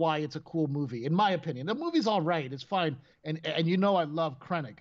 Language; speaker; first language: English; non-native, fluent; Spanish